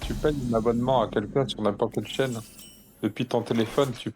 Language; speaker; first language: French; native; French